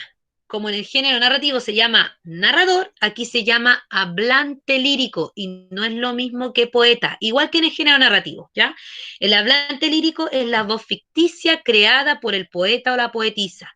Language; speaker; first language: Spanish; native; Spanish